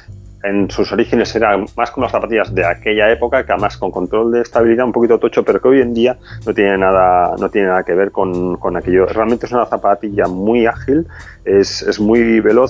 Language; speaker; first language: Spanish; native; Spanish